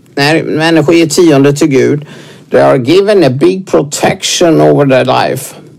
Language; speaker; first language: English; non-native, fluent; Swedish